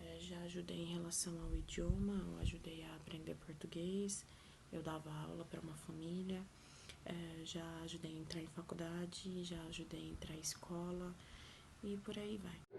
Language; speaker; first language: Portuguese; early bilingual, other home language; Arabic